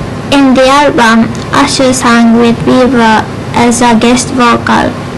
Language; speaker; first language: English; non-native, fluent; Japanese